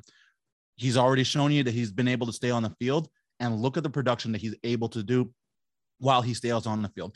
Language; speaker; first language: English; native; English